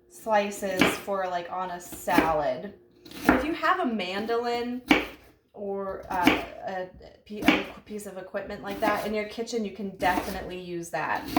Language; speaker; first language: English; native; English